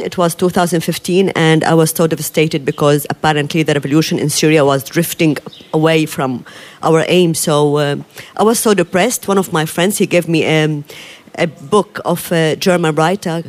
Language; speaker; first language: English; non-native, fluent; Arabic